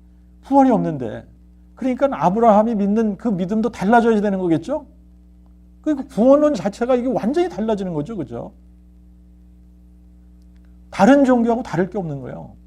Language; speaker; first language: Korean; native; Korean